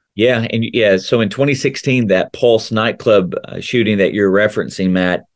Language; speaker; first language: English; native; English